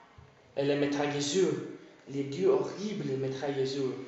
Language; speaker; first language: French; non-native, learner; English